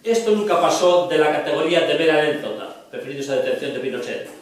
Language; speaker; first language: Spanish; non-native, local second language; Galician